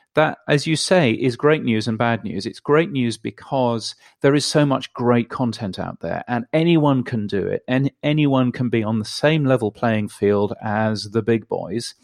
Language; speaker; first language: English; native; English